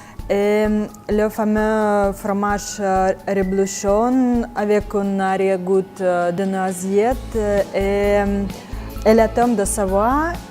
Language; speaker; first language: French; non-native, fluent; Russian